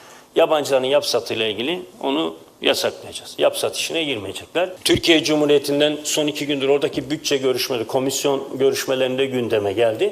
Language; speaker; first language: Turkish; native; Turkish